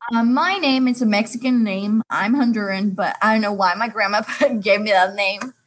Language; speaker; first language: English; non-native, fluent; Spanish